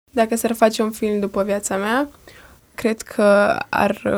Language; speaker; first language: Romanian; early bilingual, heritage; Romanian